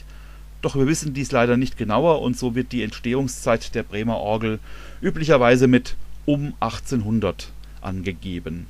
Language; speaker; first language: German; native; German